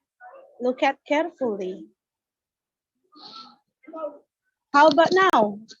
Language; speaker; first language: English; non-native, learner; Indonesian